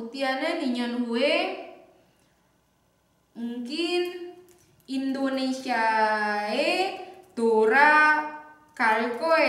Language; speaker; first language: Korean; non-native, fluent; Indonesian